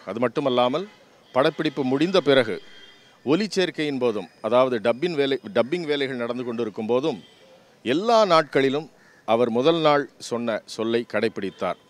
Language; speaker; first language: Tamil; native; Tamil